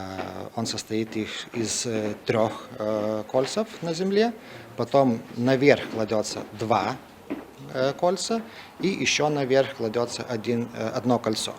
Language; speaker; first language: Russian; non-native, fluent; Lithuanian